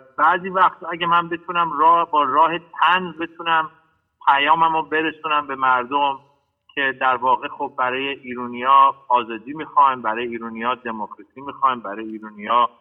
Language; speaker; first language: Persian; early bilingual, heritage; Persian